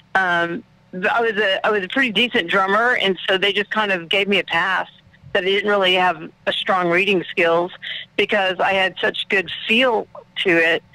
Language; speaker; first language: English; native; English